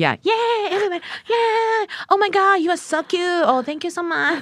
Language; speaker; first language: English; non-native, learner; Japanese